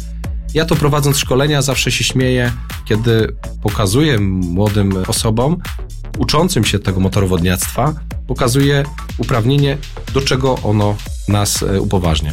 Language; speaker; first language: Polish; native; Polish